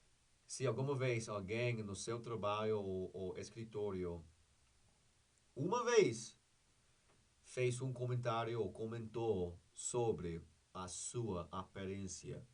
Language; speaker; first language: Portuguese; non-native, fluent; English